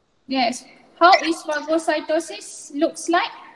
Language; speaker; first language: English; non-native, local second language; Malay